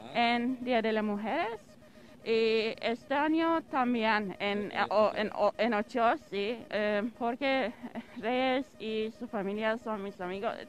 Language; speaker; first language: Spanish; non-native, learner; Turkish